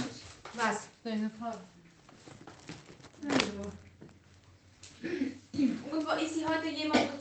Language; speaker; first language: German; non-native, learner; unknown